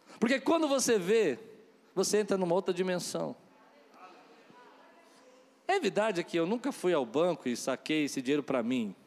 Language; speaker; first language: Portuguese; native; Portuguese